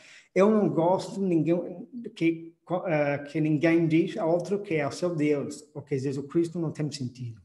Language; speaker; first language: Portuguese; non-native, fluent; English